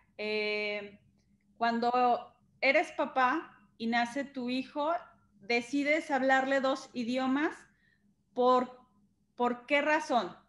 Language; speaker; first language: Spanish; native; Spanish